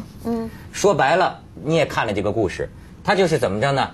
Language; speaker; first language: Chinese; native; Chinese